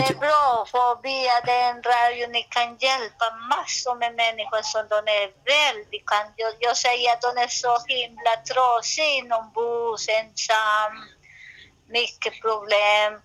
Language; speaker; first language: Swedish; non-native, learner; Spanish